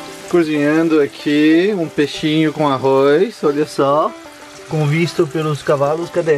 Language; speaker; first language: Portuguese; non-native, fluent; French